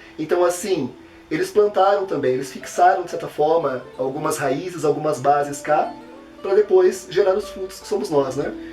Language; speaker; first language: Portuguese; native; Portuguese